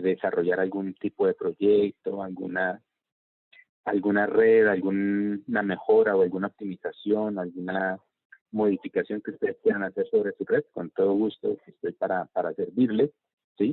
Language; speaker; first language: Spanish; native; Spanish